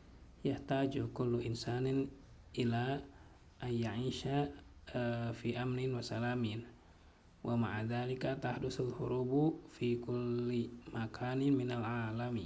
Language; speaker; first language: Arabic; non-native, learner; Indonesian